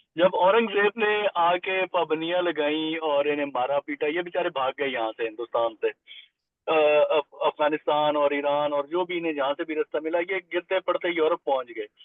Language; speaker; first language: Hindi; non-native, local second language; Punjabi